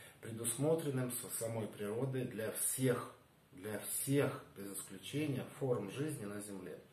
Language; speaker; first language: Russian; native; Russian